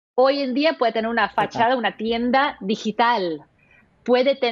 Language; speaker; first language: Spanish; non-native, fluent; English